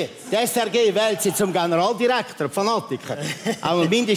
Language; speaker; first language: German; native; German